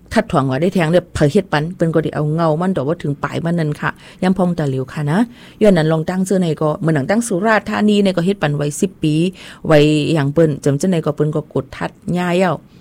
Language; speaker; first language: Thai; native; Thai